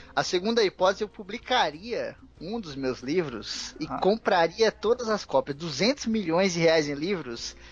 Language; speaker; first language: Portuguese; native; Portuguese